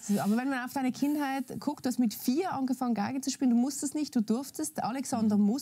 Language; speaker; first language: German; native; German